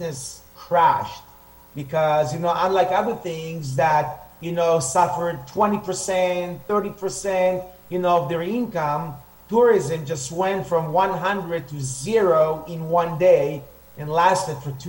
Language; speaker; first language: English; non-native, fluent; Hebrew